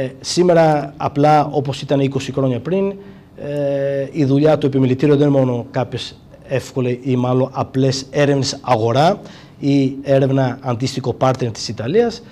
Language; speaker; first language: Greek; non-native, fluent; Italian